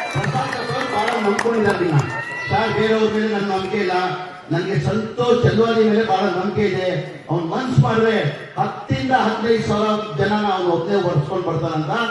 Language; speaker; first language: Kannada; non-native, local second language; Urdu